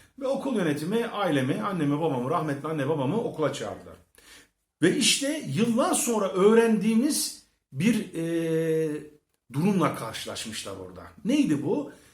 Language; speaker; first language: Turkish; early bilingual, heritage; Turkish